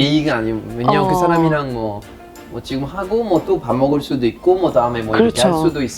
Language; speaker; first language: Korean; non-native, fluent; French